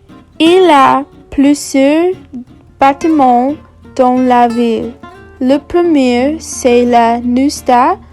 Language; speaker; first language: French; non-native, learner; English